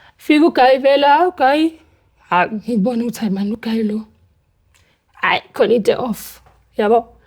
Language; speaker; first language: Zulu; native; Zulu